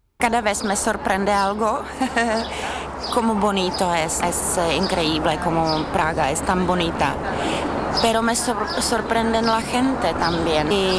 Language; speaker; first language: Spanish; non-native, learner; Czech